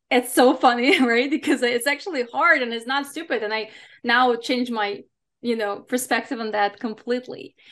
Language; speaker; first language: English; non-native, fluent; Ukrainian